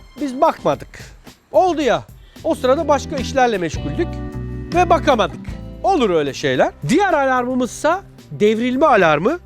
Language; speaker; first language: Turkish; native; Turkish